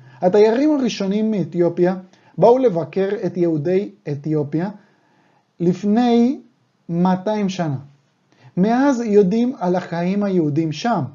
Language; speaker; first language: Hebrew; non-native, fluent; Spanish